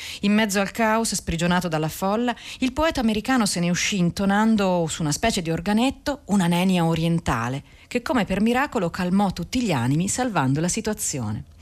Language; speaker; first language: Italian; native; Italian